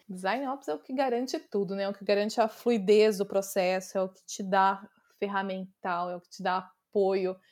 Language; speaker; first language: Portuguese; native; Portuguese